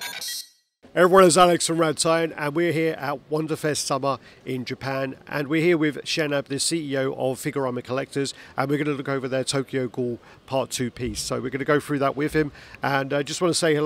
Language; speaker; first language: English; native; English